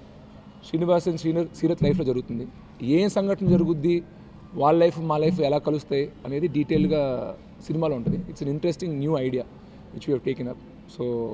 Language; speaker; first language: Telugu; native; Telugu